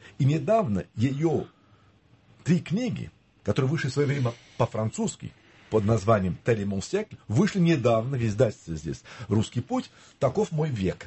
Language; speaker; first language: Russian; early bilingual, heritage; Russian